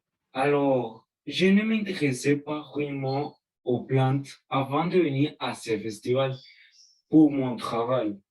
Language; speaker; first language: French; non-native, learner; Spanish